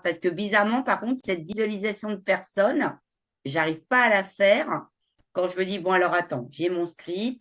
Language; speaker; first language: French; native; French